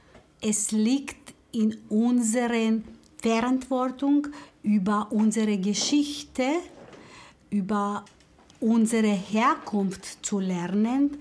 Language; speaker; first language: German; non-native, fluent; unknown